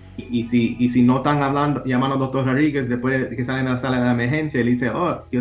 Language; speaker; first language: Spanish; early bilingual, heritage; Spanish